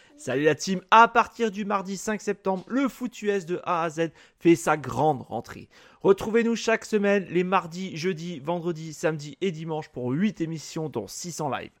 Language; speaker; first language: French; native; French